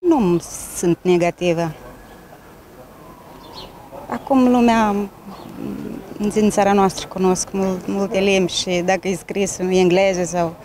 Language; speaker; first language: Romanian; non-native, local second language; Russian